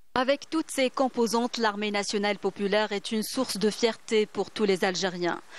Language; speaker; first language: French; non-native, local second language; Arabic